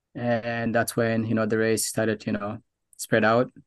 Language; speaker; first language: English; non-native, local second language; Arabic